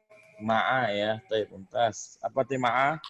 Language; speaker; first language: Arabic; non-native, fluent; Indonesian